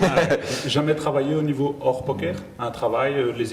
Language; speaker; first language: French; native; French